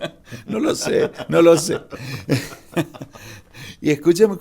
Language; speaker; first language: Spanish; native; Spanish